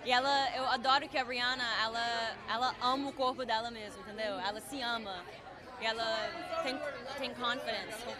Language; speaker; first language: Portuguese; early bilingual, heritage; English